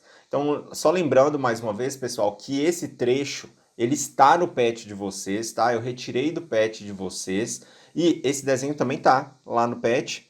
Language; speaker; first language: Portuguese; native; Portuguese